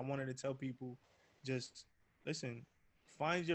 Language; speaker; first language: English; native; English